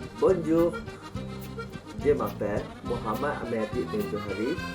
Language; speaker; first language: French; non-native, learner; Malay